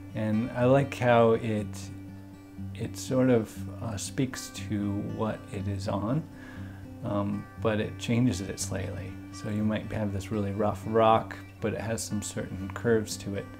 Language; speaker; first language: English; native; English